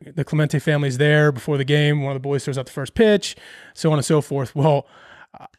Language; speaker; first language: English; native; English